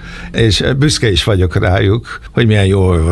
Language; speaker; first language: Hungarian; early bilingual, heritage; Hungarian